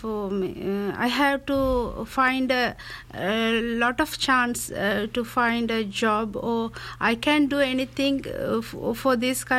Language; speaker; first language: English; non-native, learner; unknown